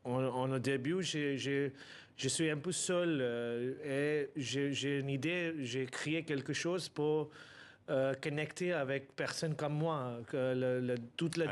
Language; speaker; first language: French; non-native, learner; Urdu